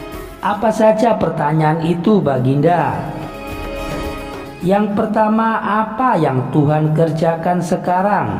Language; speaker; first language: Indonesian; native; Indonesian